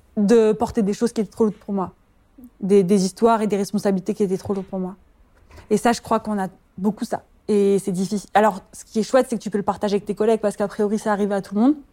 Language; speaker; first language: French; native; French